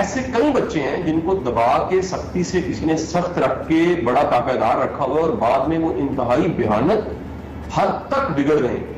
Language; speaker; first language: Urdu; non-native, local second language; Punjabi